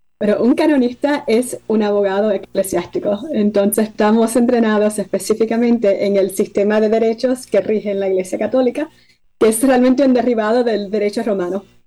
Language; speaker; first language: Spanish; early bilingual, heritage; Spanish